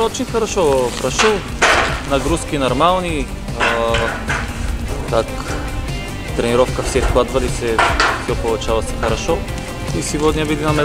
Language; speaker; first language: Russian; non-native, learner; Italian